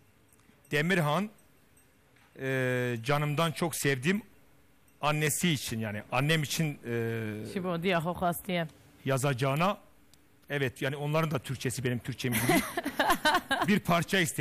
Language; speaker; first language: Turkish; non-native, local second language; Kurdish